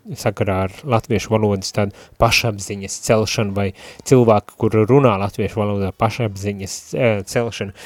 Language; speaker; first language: Latvian; native; Latvian